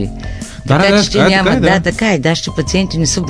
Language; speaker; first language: Bulgarian; native; Bulgarian